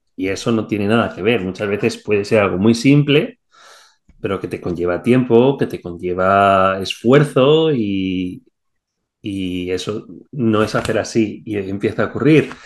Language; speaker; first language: Spanish; native; Spanish